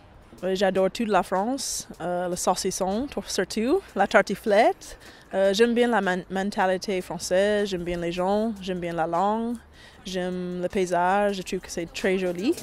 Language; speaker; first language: French; non-native, fluent; English